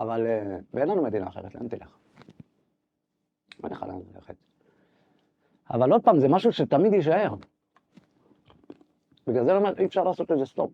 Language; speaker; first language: Hebrew; native; Hebrew